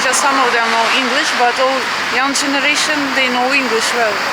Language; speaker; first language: English; non-native, fluent; Russian